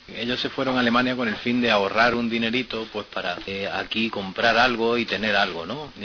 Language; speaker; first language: Spanish; native; Spanish